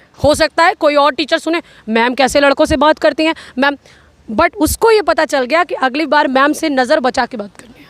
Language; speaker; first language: Hindi; native; Hindi